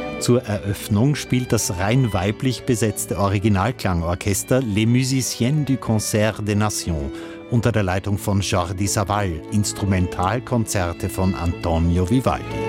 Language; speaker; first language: German; native; German